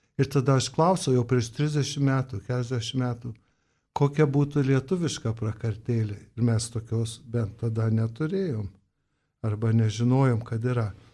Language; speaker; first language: Lithuanian; early bilingual, heritage; Lithuanian